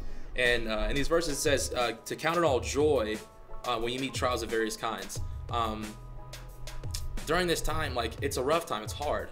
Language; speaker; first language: English; native; English